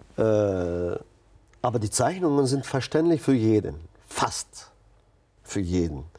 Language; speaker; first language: German; non-native, fluent; Turkish